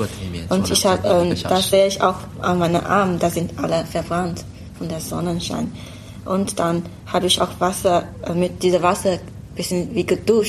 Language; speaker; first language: German; non-native, fluent; Chinese